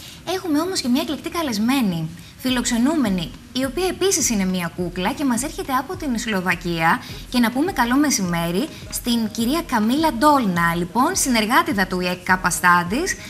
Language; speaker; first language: Greek; native; Greek